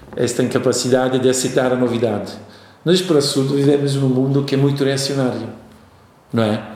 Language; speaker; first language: Portuguese; non-native, fluent; Italian